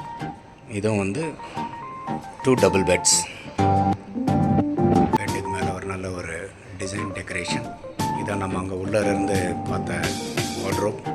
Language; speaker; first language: Tamil; native; Tamil